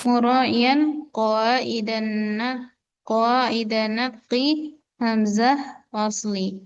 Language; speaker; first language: Arabic; non-native, fluent; Indonesian